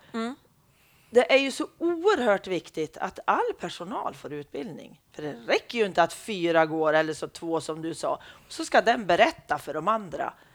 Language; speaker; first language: Swedish; native; Swedish